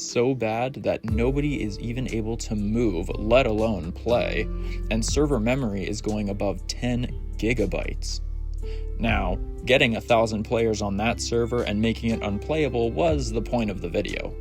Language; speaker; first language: English; native; English